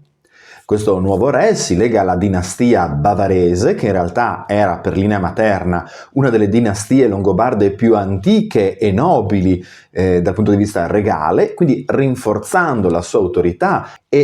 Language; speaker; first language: Italian; native; Italian